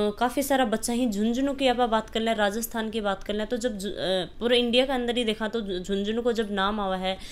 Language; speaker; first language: Hindi; native; Hindi